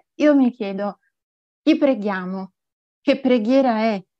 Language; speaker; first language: Italian; native; Italian